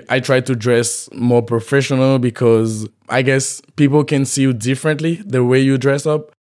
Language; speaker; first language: English; non-native, fluent; Haitian Creole